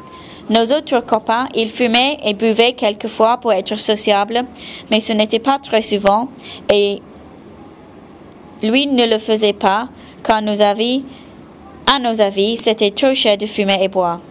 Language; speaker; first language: French; non-native, fluent; English